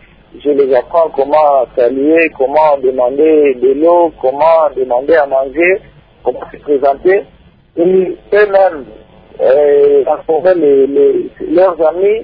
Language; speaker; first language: French; non-native, local second language; Swahili